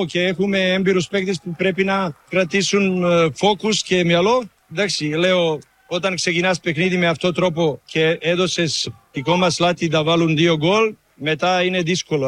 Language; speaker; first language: Greek; non-native, learner; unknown